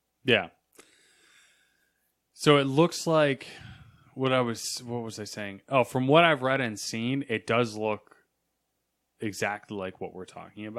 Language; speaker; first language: English; native; English